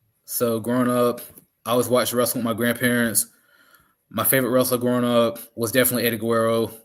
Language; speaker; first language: English; native; English